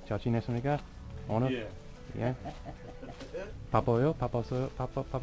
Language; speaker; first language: Korean; non-native, learner; English